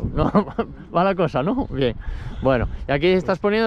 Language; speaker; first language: Spanish; native; Spanish